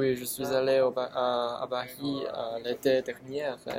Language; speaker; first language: French; non-native, learner; Chinese